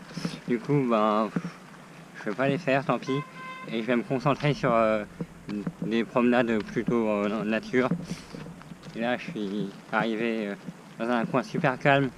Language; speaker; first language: French; native; French